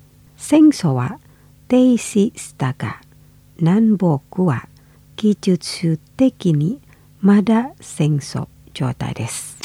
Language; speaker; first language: Japanese; non-native, fluent; Indonesian